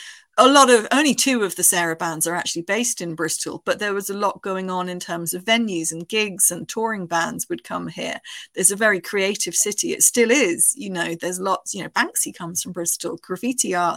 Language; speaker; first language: English; native; English